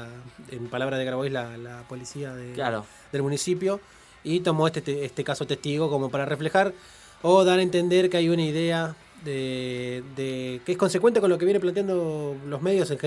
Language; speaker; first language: Spanish; native; Spanish